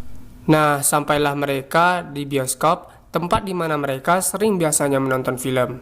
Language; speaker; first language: Indonesian; native; Indonesian